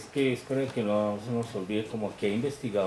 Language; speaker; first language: Spanish; native; Spanish